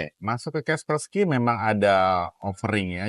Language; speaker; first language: Indonesian; native; Indonesian